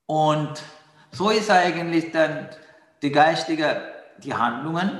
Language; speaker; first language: German; non-native, learner; Sinhala